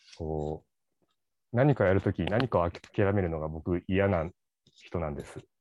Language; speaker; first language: Japanese; native; Japanese